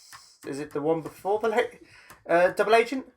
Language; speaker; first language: English; native; English